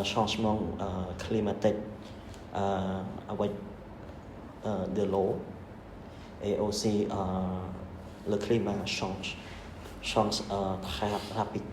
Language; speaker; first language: French; non-native, learner; Khmer